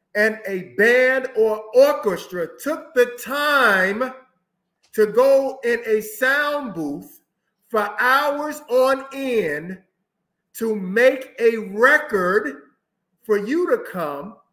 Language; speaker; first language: English; native; English